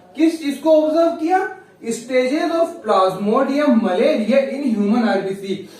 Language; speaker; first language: Hindi; native; Hindi